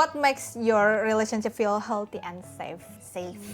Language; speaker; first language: English; non-native, learner; Indonesian